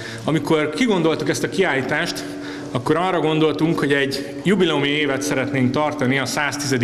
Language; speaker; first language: Hungarian; native; Hungarian